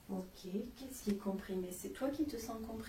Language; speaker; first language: French; native; French